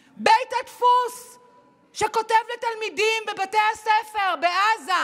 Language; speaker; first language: Hebrew; native; Hebrew